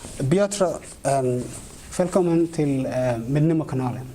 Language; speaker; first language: Swedish; non-native, learner; Somali